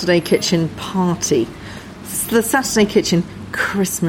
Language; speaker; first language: English; native; English